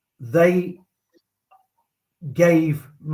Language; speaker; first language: English; native; English